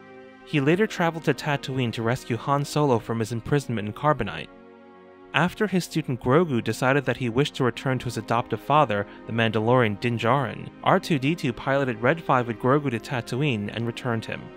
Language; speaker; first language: English; native; English